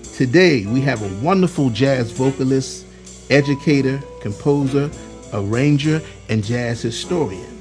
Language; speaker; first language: English; native; English